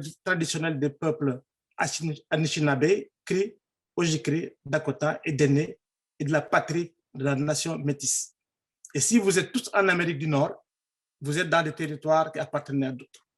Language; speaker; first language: French; non-native, local second language; Fula